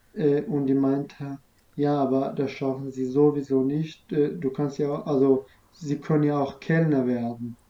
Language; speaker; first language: German; non-native, fluent; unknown